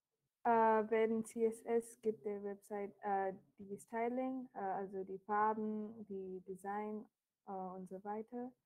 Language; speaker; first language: German; non-native, fluent; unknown